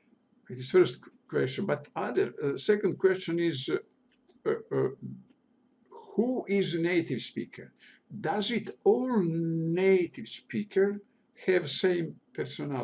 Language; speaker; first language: English; non-native, learner; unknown